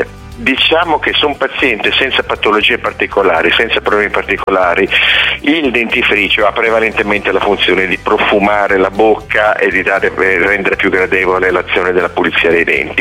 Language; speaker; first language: Italian; native; Italian